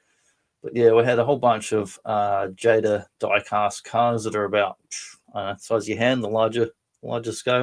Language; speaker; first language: English; native; English